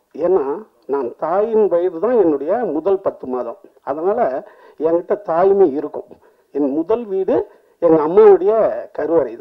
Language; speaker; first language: Tamil; native; Tamil